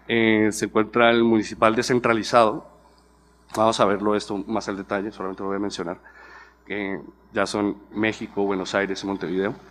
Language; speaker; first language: Spanish; native; Spanish